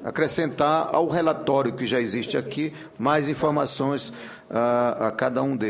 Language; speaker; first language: Portuguese; native; Portuguese